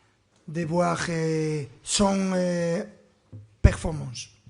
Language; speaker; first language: French; non-native, fluent; Spanish